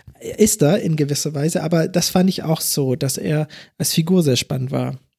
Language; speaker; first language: German; early bilingual, other home language; English